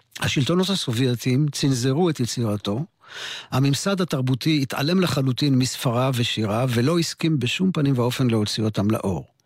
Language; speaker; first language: Hebrew; native; Hebrew